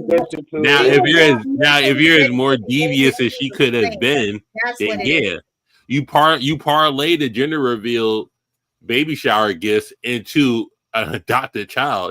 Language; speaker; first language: English; native; English